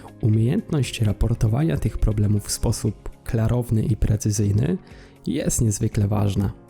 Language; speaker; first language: Polish; native; Polish